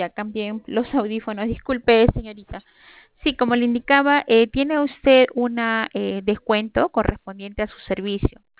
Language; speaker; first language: Spanish; native; Spanish